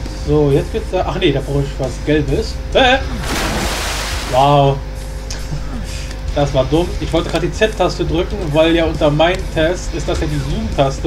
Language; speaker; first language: German; native; German